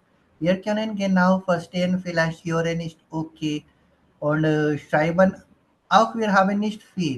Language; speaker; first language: German; non-native, learner; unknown